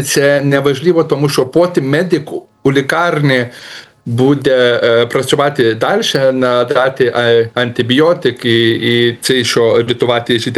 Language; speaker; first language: Ukrainian; non-native, learner; Lithuanian